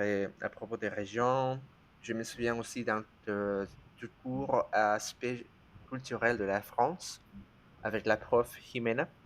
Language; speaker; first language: French; non-native, fluent; Spanish